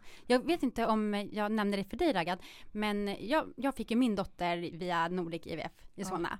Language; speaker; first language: Swedish; native; Swedish